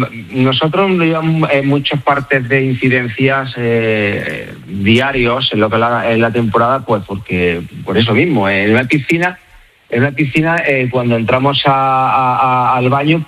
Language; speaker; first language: Spanish; native; Spanish